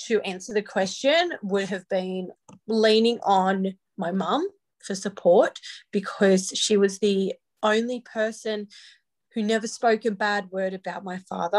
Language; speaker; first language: English; native; English